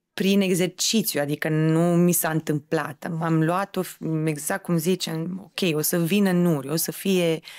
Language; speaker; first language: Romanian; native; Romanian